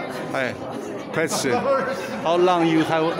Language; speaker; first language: English; non-native, learner; Chinese